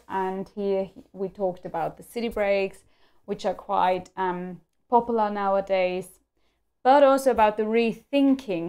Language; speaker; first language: English; non-native, fluent; German